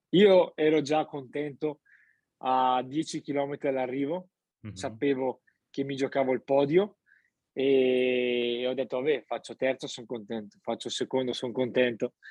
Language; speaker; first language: Italian; native; Italian